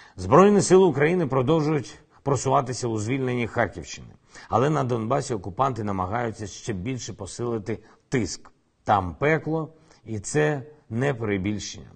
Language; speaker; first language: Ukrainian; non-native, local second language; Russian